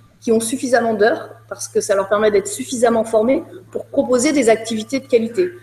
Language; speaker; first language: French; native; French